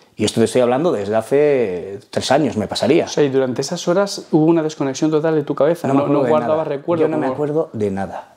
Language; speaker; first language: Spanish; non-native, fluent; Arabic